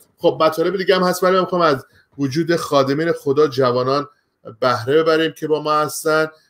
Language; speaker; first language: Persian; native; Persian